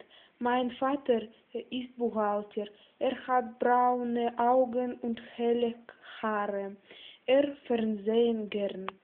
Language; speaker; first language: German; non-native, learner; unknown